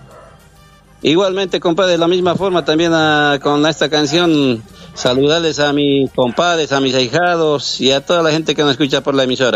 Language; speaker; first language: Spanish; native; Spanish